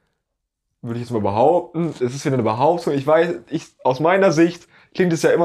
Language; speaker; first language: German; native; German